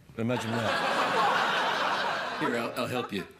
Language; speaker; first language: English; native; English